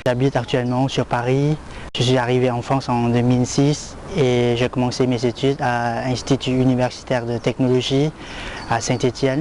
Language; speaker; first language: French; non-native, fluent; Lao